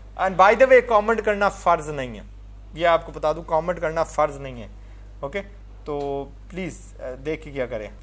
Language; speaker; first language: Urdu; non-native, fluent; English